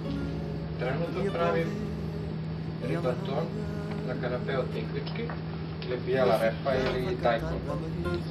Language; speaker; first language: Bulgarian; non-native, learner; Serbian